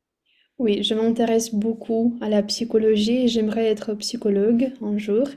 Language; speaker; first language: French; non-native, fluent; Russian